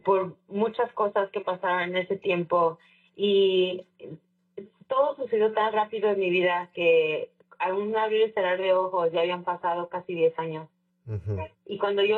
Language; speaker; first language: Spanish; native; Spanish